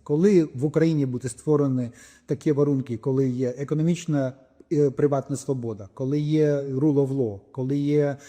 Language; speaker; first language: Ukrainian; early bilingual, heritage; Ukrainian